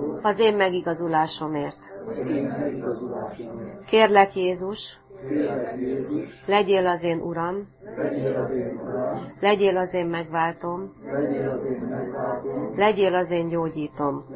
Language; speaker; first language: Hungarian; native; Hungarian